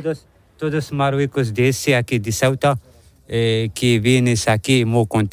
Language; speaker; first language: Spanish; non-native, learner; Arabic